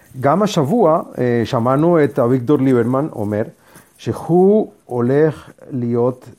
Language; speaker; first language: Hebrew; non-native, fluent; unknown